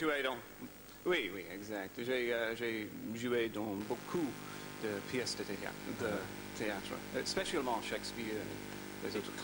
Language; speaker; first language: French; non-native, learner; English